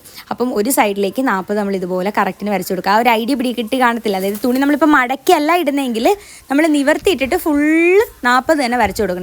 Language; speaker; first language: Malayalam; native; Malayalam